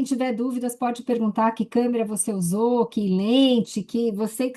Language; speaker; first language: Portuguese; native; Portuguese